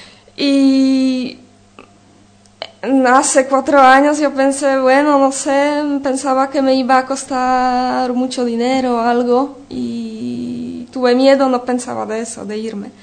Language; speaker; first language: Spanish; non-native, fluent; Polish